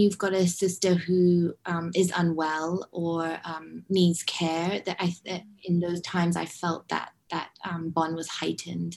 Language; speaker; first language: English; native; English